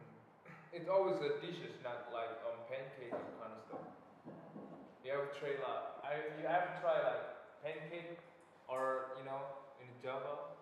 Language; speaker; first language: English; non-native, learner; Indonesian